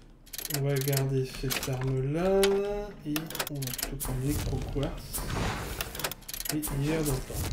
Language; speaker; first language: French; native; French